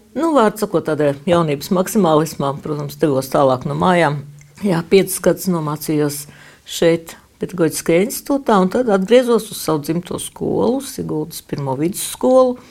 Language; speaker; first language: Latvian; native; Latvian